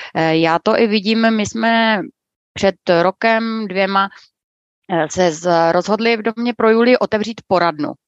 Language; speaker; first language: Czech; native; Czech